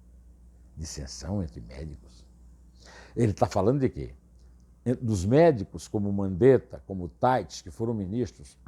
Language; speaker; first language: Portuguese; native; Portuguese